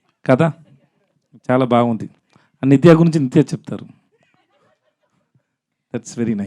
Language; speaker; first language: Telugu; non-native, learner; Tamil